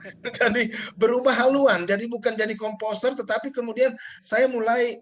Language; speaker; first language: Indonesian; native; Indonesian